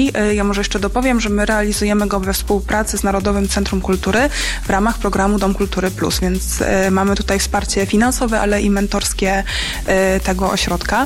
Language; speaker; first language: Polish; native; Polish